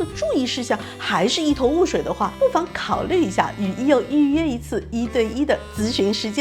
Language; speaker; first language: Chinese; native; Chinese